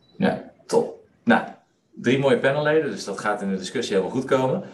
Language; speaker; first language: Dutch; native; Dutch